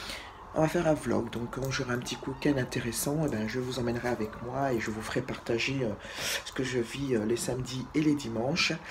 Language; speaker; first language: French; native; French